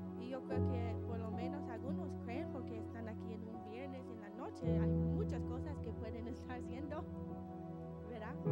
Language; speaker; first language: Spanish; non-native, fluent; English